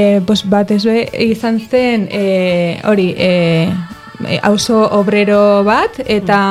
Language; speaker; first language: Basque; non-native, local second language; Spanish